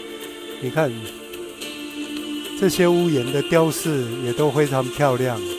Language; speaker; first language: Chinese; native; Chinese